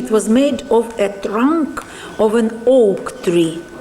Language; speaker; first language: English; non-native, fluent; Ukrainian